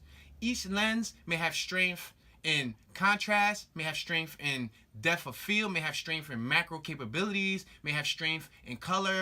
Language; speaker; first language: English; native; English